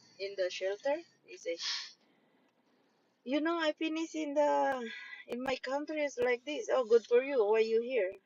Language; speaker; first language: English; non-native, local second language; Filipino